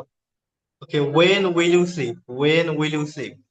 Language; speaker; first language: English; non-native, learner; Bangla